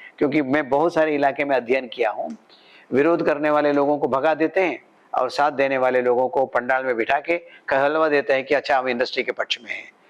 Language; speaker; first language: Hindi; non-native, local second language; Malayalam